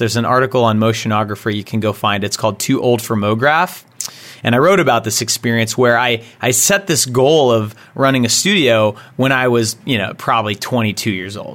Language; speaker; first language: English; native; English